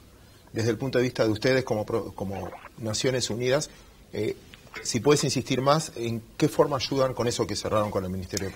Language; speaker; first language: Spanish; native; Spanish